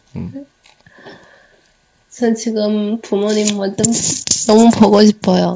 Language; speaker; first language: Korean; non-native, learner; Chinese